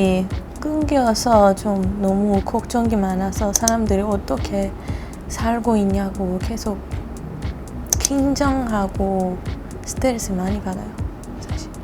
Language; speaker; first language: Korean; non-native, learner; Persian